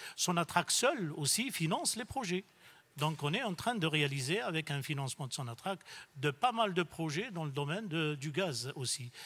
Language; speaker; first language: French; non-native, local second language; Arabic